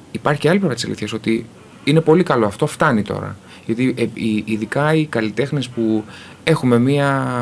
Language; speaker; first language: Greek; early bilingual, heritage; Greek